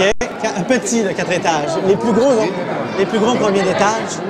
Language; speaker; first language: French; native; French